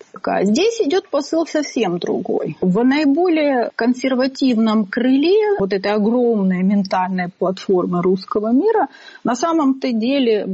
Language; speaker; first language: Russian; native; Russian